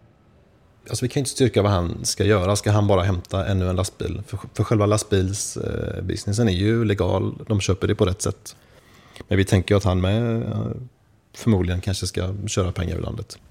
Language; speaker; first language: Swedish; native; Swedish